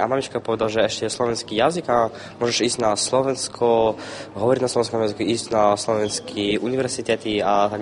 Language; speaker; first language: Slovak; non-native, learner; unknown